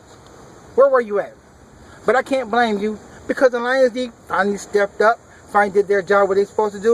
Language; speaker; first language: English; native; English